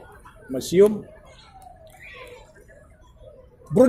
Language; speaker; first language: English; non-native, learner; Indonesian